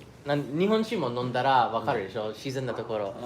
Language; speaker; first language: Japanese; non-native, fluent; English